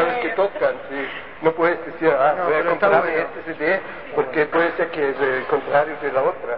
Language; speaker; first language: Spanish; non-native, learner; German